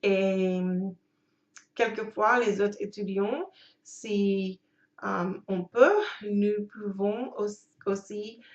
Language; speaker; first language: French; non-native, learner; English